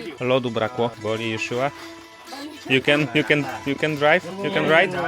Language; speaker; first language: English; non-native, learner; Polish